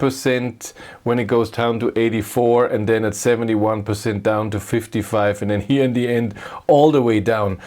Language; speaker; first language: English; non-native, fluent; German